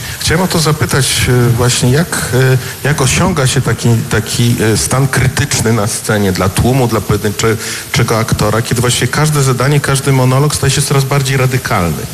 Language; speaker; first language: Polish; native; Polish